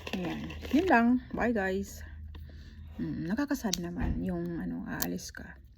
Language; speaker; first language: Filipino; native; Filipino